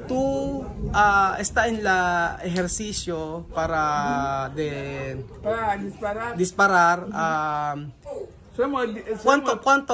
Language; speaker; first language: Spanish; non-native, learner; Filipino